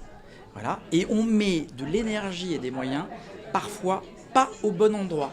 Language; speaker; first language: French; native; French